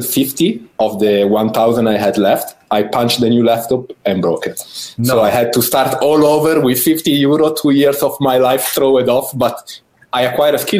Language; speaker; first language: English; non-native, fluent; Italian